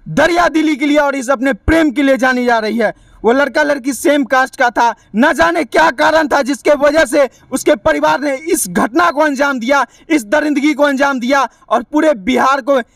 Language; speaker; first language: Hindi; native; Hindi